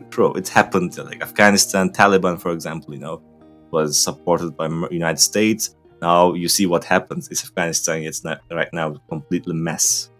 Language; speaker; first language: English; non-native, fluent; Turkish